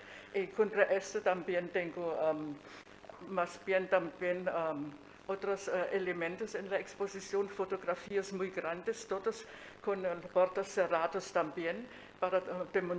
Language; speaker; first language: Spanish; non-native, fluent; German